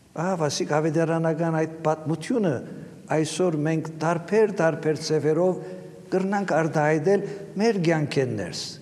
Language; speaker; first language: Armenian; native; Armenian